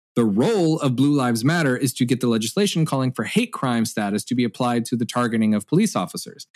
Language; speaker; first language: English; native; English